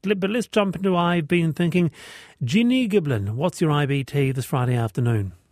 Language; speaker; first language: English; native; English